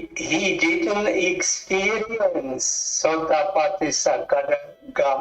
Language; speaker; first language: English; non-native, learner; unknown